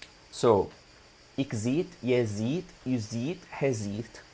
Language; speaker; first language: Dutch; non-native, fluent; Italian